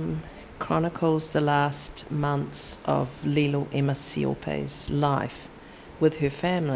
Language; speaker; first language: English; native; English